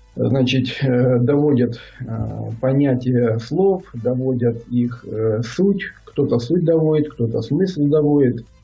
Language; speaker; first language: Russian; native; Russian